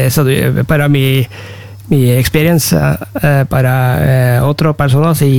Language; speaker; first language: Spanish; non-native, learner; Norwegian